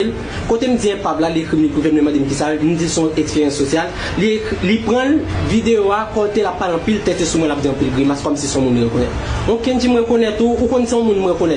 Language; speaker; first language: Haitian Creole; native; Haitian Creole